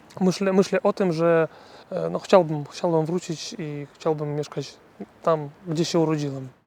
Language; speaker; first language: Polish; non-native, learner; Russian